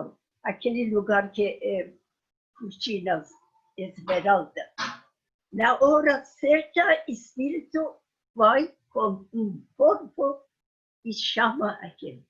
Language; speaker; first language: Portuguese; non-native, fluent; Persian